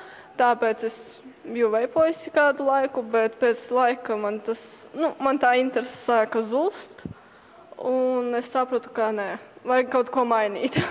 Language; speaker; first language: Latvian; native; Latvian